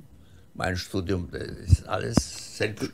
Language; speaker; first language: German; early bilingual, heritage; German